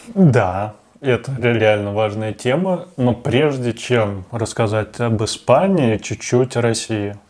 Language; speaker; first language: Russian; native; Russian